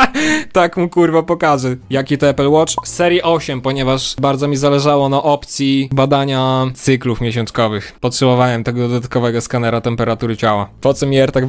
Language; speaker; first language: Polish; native; Polish